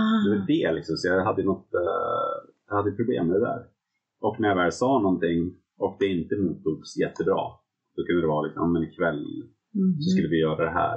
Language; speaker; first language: Swedish; native; Swedish